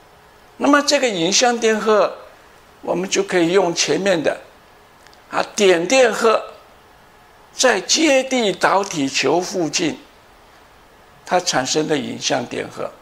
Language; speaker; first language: Chinese; native; Chinese